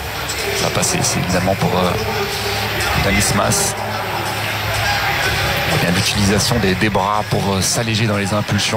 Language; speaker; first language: French; native; French